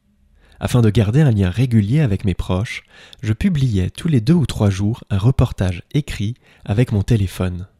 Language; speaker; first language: French; native; French